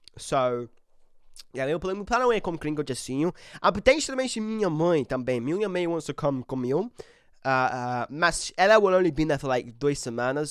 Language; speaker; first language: Portuguese; non-native, learner; English